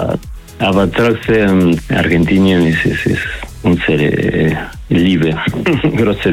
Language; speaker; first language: German; non-native, learner; Spanish